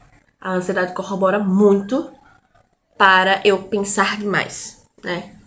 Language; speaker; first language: Portuguese; native; Portuguese